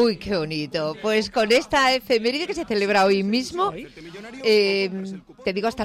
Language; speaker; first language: Spanish; native; Spanish